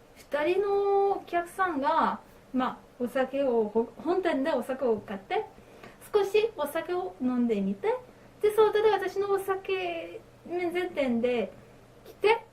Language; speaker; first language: Japanese; non-native, learner; French